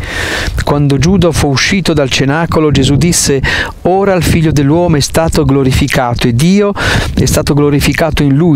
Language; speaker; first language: Italian; native; Italian